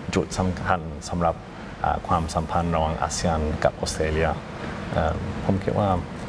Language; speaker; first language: Thai; non-native, fluent; English